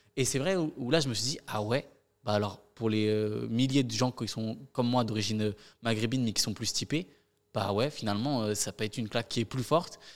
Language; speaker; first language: French; native; French